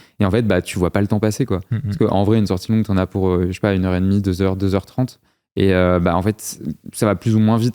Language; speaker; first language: French; native; French